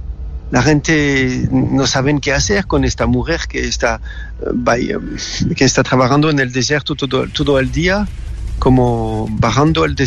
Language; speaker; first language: Spanish; non-native, fluent; French